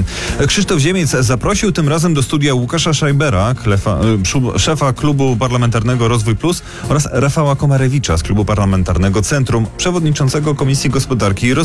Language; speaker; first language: Polish; native; Polish